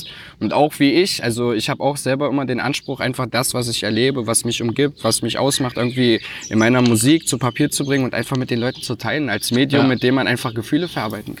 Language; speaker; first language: German; native; German